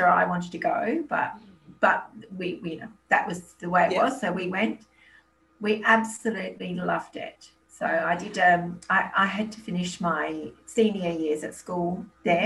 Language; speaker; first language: English; native; English